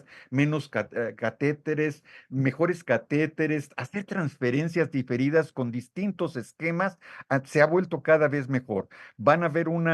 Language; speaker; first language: Spanish; native; Spanish